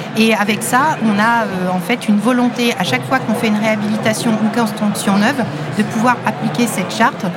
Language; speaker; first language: French; native; French